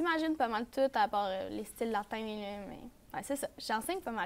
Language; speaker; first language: French; native; French